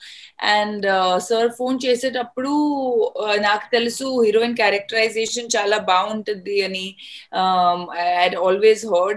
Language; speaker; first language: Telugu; non-native, fluent; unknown